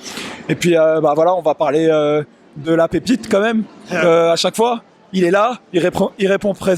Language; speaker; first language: French; native; French